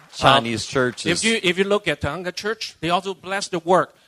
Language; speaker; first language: English; non-native, local second language; Cantonese